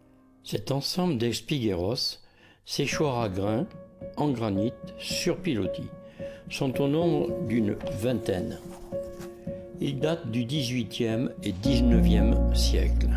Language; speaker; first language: French; native; French